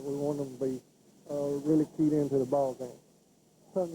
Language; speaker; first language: English; native; English